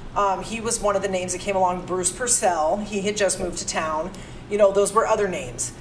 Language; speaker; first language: English; native; English